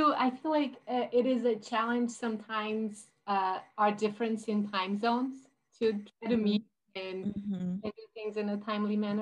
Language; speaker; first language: English; non-native, fluent; Portuguese